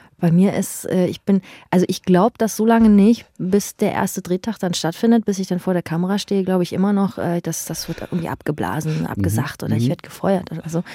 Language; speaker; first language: German; early bilingual, other home language; Persian